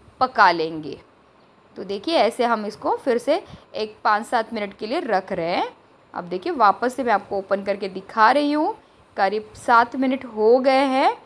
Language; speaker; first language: Hindi; non-native, local second language; Marathi